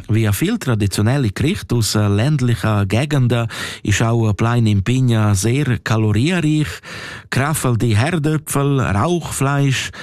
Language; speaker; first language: German; non-native, local second language; Romansh